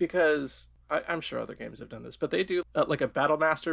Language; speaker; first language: English; native; English